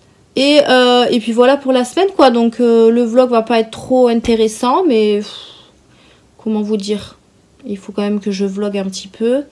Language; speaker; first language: French; native; French